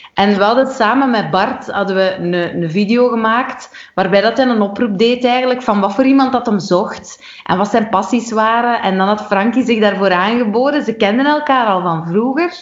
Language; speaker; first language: Dutch; native; Dutch